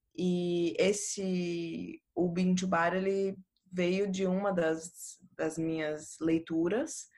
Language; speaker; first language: Portuguese; native; Portuguese